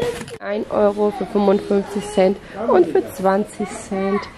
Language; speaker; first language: German; native; German